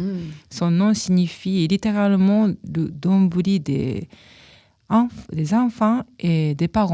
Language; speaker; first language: French; non-native, fluent; Japanese